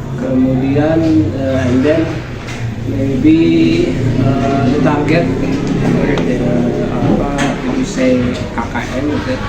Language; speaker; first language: English; non-native, learner; Indonesian